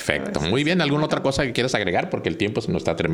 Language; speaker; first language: Spanish; native; Spanish